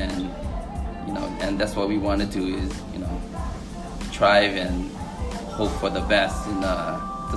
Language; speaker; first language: English; native; English